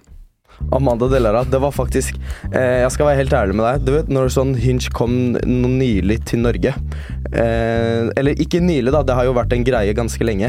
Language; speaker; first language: Norwegian; early bilingual, other home language; Turkish